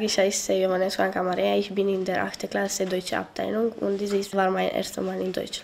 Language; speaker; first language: German; non-native, learner; Romanian